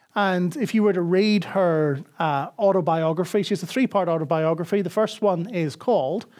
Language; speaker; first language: English; native; English